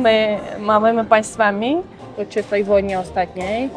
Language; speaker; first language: Polish; non-native, fluent; Armenian